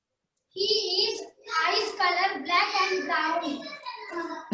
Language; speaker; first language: English; non-native, learner; Marathi